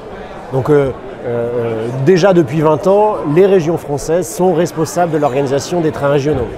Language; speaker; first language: French; native; French